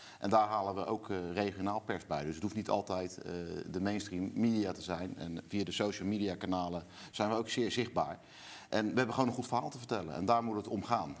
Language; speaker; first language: Dutch; native; Dutch